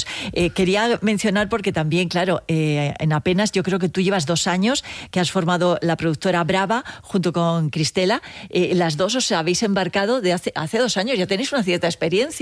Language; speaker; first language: Spanish; native; Spanish